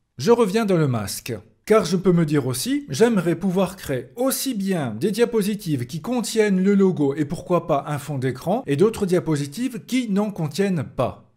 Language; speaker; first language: French; native; French